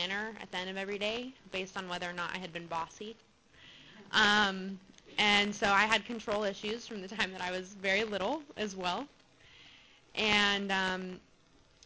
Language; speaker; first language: English; native; English